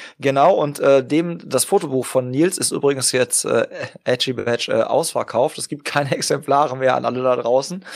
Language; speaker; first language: German; native; German